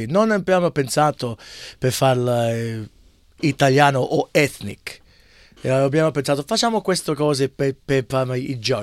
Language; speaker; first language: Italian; early bilingual, heritage; English